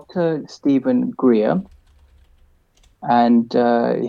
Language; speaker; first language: English; native; English